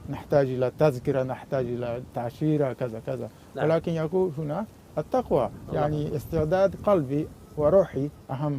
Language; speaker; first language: Arabic; non-native, fluent; Japanese